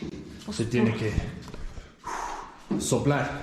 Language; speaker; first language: Spanish; non-native, learner; English